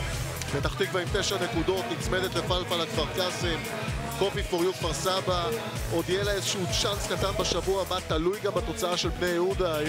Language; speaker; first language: Hebrew; native; Hebrew